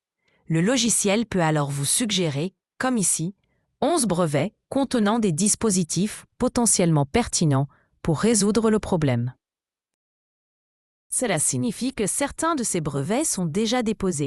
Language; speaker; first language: French; native; French